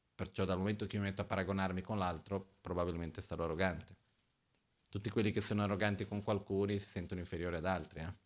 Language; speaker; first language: Italian; non-native, fluent; Portuguese